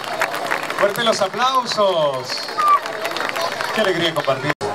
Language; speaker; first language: Spanish; native; Spanish